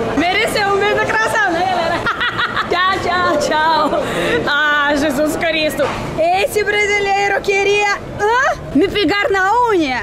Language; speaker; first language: Portuguese; non-native, fluent; Russian